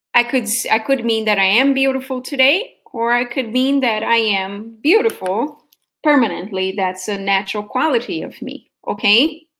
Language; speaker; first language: English; non-native, fluent; Portuguese